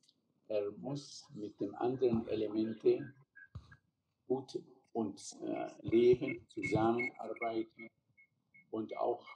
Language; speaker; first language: German; non-native, fluent; Arabic